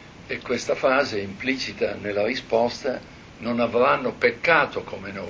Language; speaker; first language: Italian; native; Italian